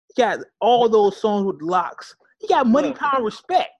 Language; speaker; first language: English; native; English